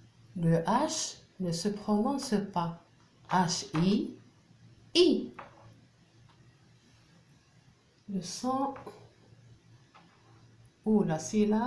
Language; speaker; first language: French; non-native, local second language; Arabic